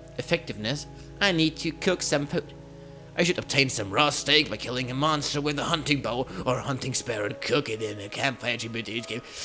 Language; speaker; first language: English; non-native, learner; German